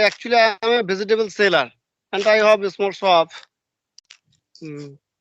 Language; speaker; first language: English; non-native, learner; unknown